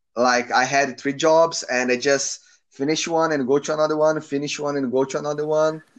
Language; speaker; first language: English; non-native, learner; Portuguese